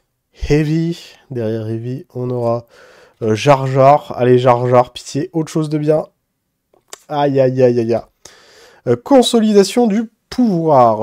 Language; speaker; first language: French; native; French